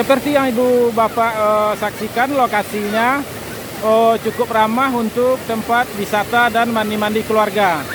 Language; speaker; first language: Indonesian; non-native, local second language; Minangkabau